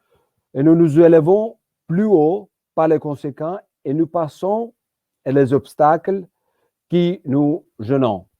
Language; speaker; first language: French; non-native, fluent; Georgian